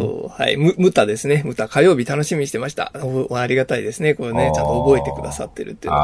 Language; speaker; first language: Japanese; native; Japanese